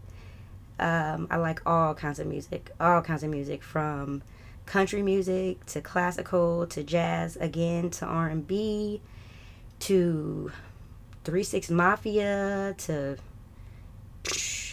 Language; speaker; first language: English; native; English